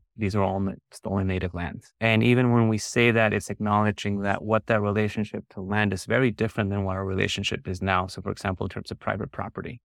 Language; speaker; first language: English; early bilingual, other home language; Spanish